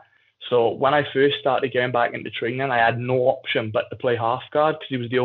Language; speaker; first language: English; native; English